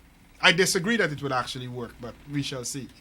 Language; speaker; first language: English; native; English